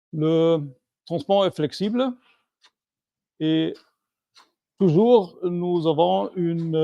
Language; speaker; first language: French; non-native, fluent; German